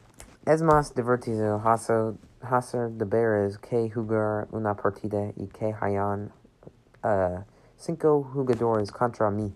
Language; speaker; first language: Spanish; non-native, learner; English